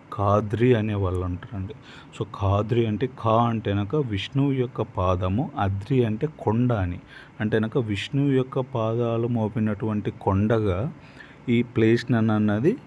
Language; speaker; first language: Telugu; native; Telugu